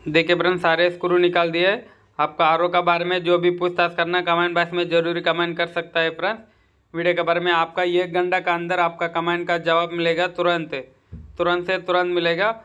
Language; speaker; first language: Hindi; non-native, local second language; Tamil